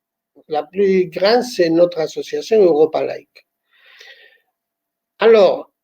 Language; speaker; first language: French; non-native, fluent; Spanish